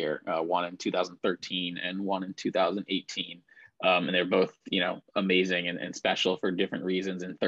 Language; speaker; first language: English; native; English